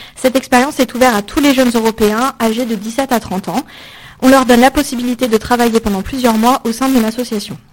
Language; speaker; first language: French; native; French